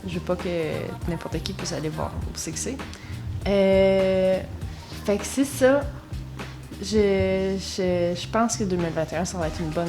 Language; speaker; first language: French; native; French